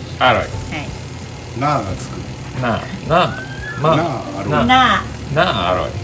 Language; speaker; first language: Japanese; native; Japanese